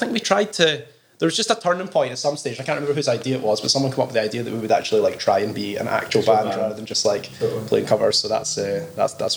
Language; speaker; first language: English; native; English